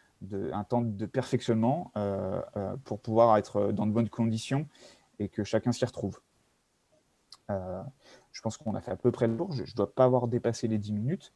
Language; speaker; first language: French; native; French